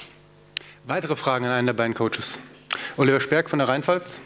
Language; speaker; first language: German; native; German